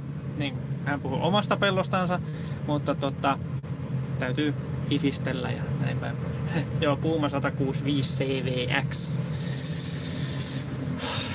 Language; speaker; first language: Finnish; native; Finnish